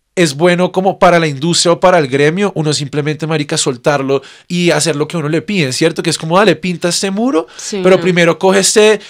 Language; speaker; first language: Spanish; native; Spanish